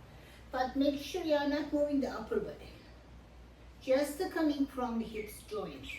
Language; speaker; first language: English; non-native, fluent; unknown